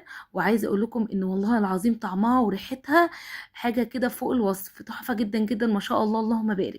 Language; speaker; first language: Arabic; native; Arabic